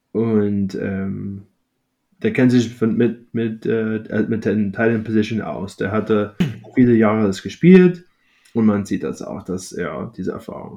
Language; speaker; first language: German; non-native, fluent; English